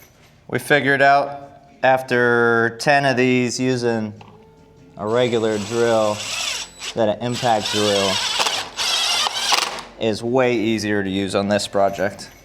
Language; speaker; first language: English; native; English